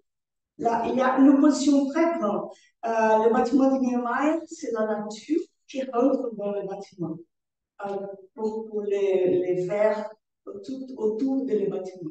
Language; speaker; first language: French; non-native, learner; Portuguese